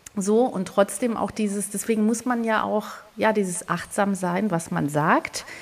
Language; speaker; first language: German; early bilingual, other home language; Greek